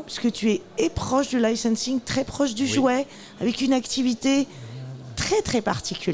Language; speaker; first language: French; native; French